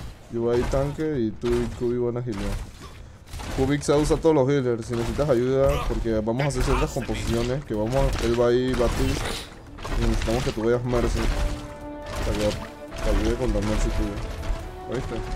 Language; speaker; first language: Spanish; native; Spanish